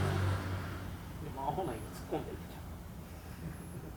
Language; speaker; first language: Japanese; native; Japanese